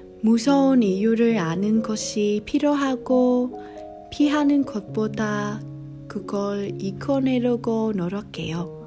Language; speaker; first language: Korean; non-native, learner; Vietnamese